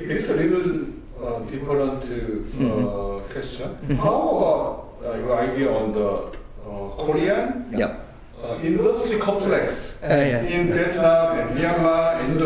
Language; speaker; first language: English; non-native, learner; Korean